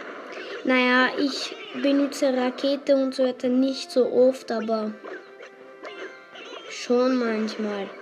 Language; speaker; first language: German; non-native, local second language; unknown